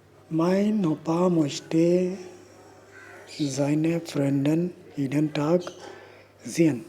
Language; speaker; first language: German; non-native, fluent; Urdu